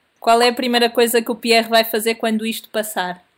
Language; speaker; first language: Portuguese; native; Portuguese